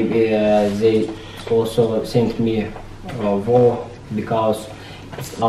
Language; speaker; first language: English; non-native, learner; Azerbaijani